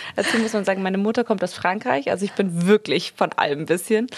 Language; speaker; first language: German; early bilingual, other home language; Spanish